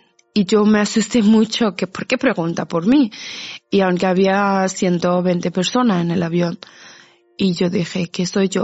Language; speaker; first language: Spanish; non-native, fluent; Persian